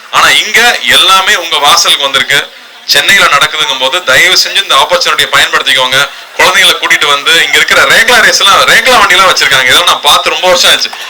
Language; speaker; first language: Tamil; native; Tamil